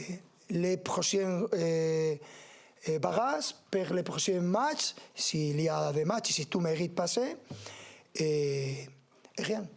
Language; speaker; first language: French; non-native, learner; Spanish